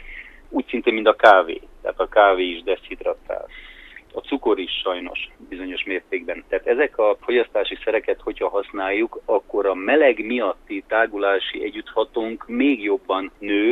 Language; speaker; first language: Hungarian; native; Hungarian